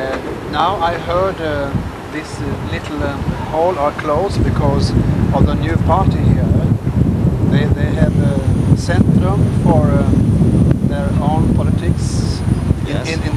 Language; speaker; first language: English; non-native, fluent; Swedish